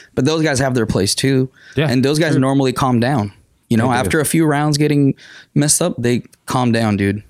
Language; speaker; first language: English; non-native, fluent; Spanish